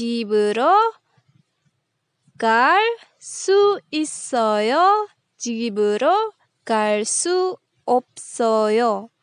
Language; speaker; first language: Korean; non-native, fluent; Indonesian